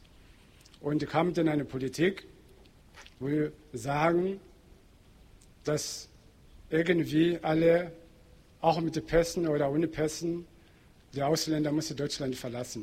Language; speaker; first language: German; non-native, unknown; Portuguese